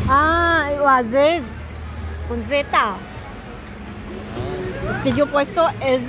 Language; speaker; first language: Spanish; non-native, learner; Filipino